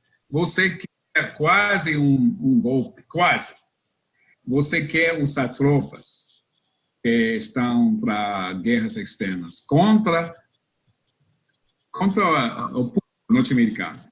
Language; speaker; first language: Portuguese; non-native, fluent; English